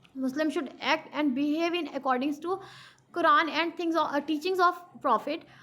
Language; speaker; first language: English; non-native, local second language; Urdu